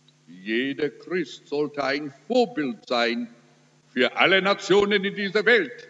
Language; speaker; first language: German; early bilingual, heritage; German